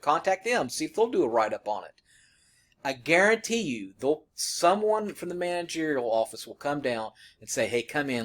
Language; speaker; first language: English; native; English